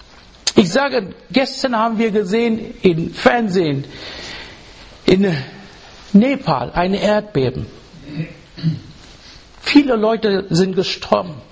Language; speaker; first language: German; non-native, fluent; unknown